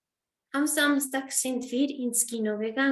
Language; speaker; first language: German; non-native, fluent; Spanish